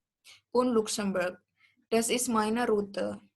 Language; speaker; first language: German; non-native, learner; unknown